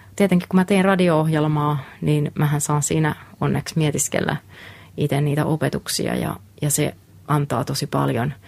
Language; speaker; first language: Finnish; native; Finnish